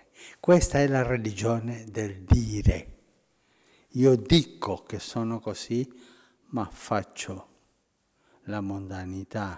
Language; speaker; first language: Italian; non-native, fluent; Spanish